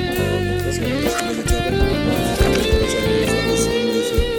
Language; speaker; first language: German; native; German